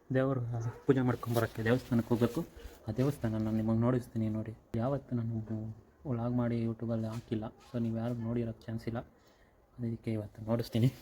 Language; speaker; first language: Kannada; non-native, local second language; Telugu